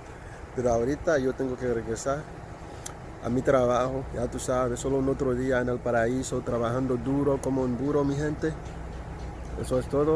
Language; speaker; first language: Spanish; non-native, learner; Haitian Creole